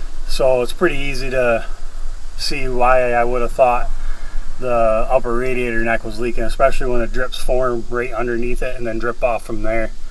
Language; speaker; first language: English; native; English